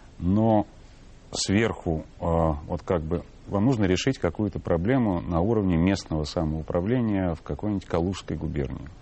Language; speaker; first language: Russian; native; Russian